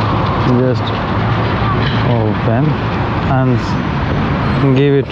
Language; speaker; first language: English; non-native, learner; Hindi